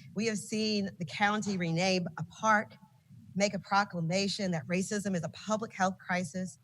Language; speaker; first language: English; native; English